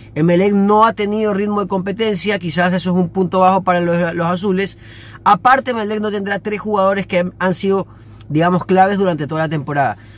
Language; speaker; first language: Spanish; native; Spanish